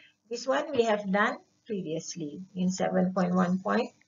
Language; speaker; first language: English; non-native, local second language; Malay